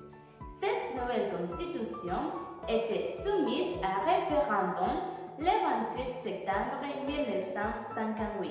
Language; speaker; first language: French; non-native, learner; Spanish